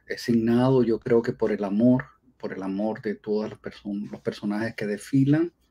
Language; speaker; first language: Spanish; native; Spanish